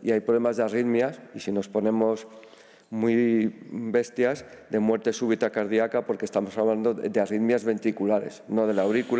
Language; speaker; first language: Spanish; native; Spanish